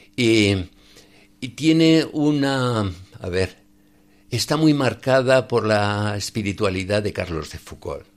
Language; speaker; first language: Spanish; native; Spanish